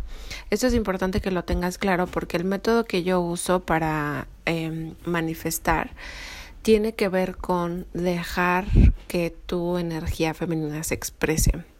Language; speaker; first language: Spanish; native; Spanish